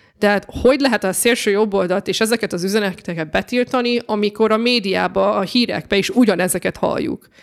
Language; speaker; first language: Hungarian; early bilingual, heritage; Hungarian